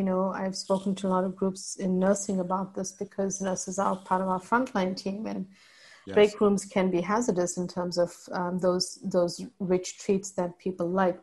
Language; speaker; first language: English; native; English